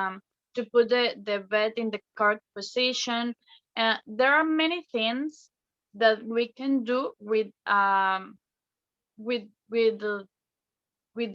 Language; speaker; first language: English; non-native, fluent; Spanish